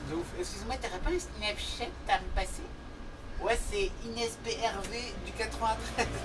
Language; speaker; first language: French; native; French